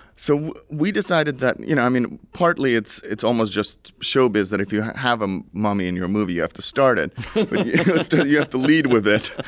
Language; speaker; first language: English; early bilingual, other home language; Russian